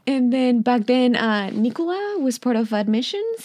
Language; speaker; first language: English; non-native, fluent; Spanish